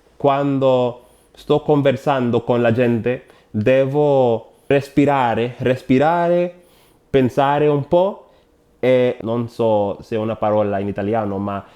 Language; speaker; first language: Italian; non-native, learner; Spanish